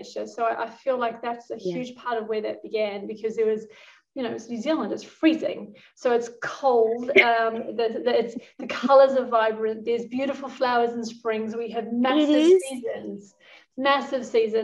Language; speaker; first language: English; native; English